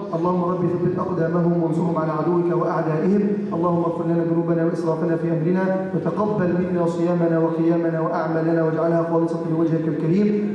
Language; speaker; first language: Arabic; native; Arabic